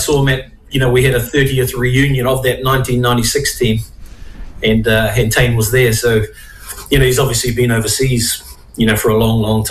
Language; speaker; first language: English; native; English